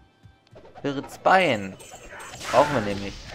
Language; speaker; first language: German; native; German